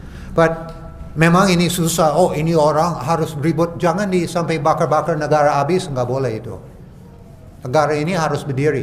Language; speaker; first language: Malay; non-native, fluent; English